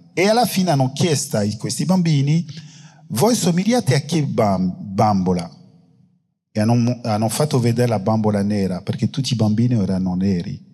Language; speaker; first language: Italian; non-native, fluent; French